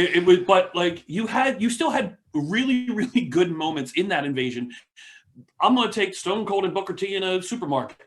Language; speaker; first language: English; native; English